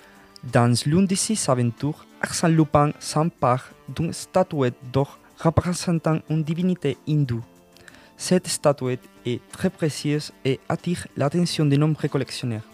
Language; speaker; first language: French; non-native, learner; Spanish